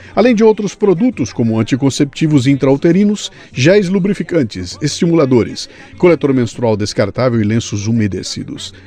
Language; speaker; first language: Portuguese; native; Portuguese